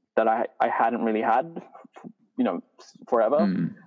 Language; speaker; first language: English; non-native, fluent; Arabic